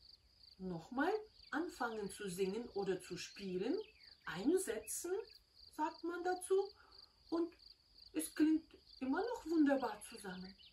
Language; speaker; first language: German; non-native, fluent; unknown